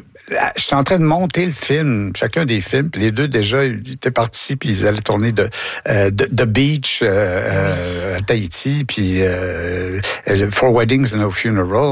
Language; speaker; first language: French; native; French